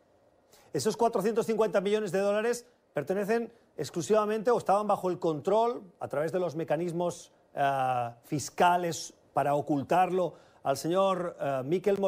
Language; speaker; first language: Spanish; native; Spanish